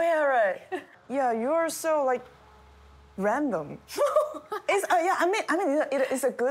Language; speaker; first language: English; non-native, learner; Korean